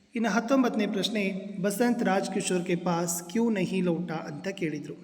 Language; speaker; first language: Hindi; non-native, local second language; Kannada